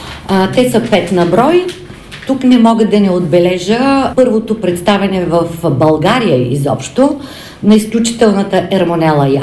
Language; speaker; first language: Bulgarian; native; Bulgarian